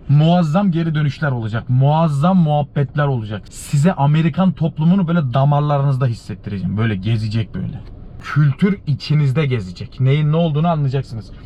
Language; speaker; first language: Turkish; native; Turkish